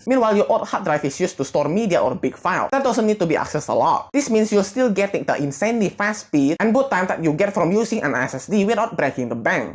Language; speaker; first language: English; non-native, fluent; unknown